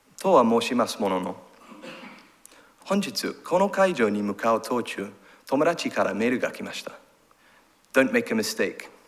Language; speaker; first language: Japanese; non-native, learner; English